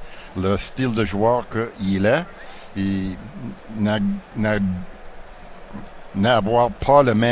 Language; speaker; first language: French; non-native, local second language; English